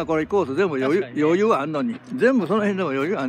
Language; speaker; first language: Japanese; native; Japanese